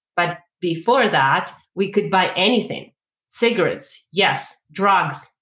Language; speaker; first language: English; non-native, fluent; Ukrainian